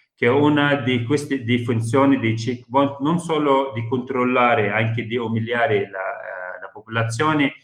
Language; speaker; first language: Italian; non-native, fluent; Arabic